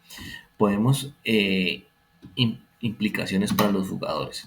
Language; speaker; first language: Spanish; native; Spanish